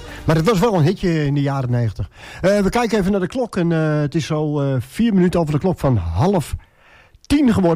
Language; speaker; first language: Dutch; native; Dutch